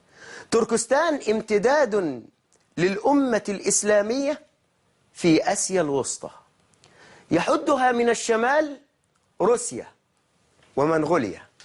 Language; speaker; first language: Arabic; native; Arabic